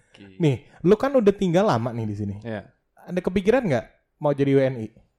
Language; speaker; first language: Indonesian; native; Indonesian